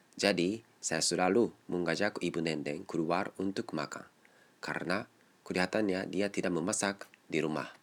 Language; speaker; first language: Indonesian; non-native, learner; Japanese